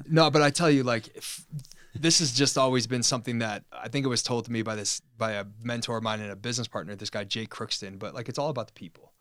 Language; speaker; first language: English; native; English